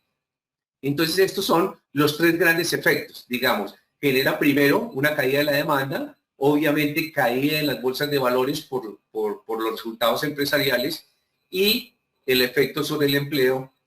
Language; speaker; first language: Spanish; native; Spanish